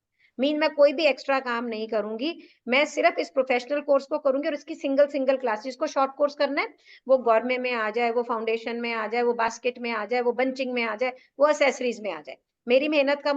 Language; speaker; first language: Hindi; native; Hindi